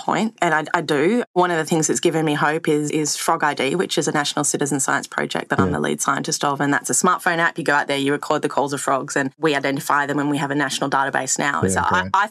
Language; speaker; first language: English; native; English